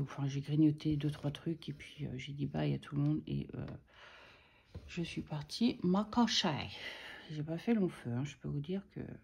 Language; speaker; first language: French; native; French